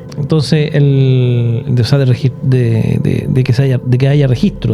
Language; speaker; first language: Spanish; native; Spanish